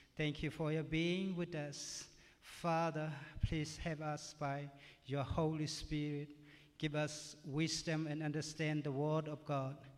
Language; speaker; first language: English; non-native, learner; Burmese